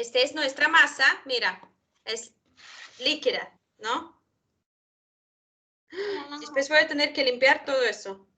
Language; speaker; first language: Spanish; non-native, fluent; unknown